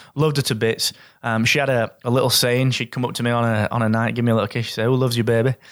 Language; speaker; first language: English; native; English